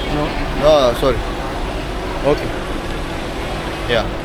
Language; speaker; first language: English; non-native, local second language; Urdu